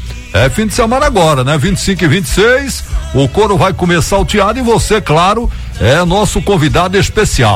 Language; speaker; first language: Portuguese; native; Portuguese